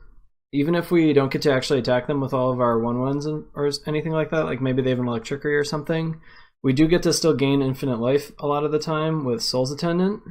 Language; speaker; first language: English; native; English